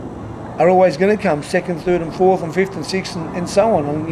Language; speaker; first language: English; native; English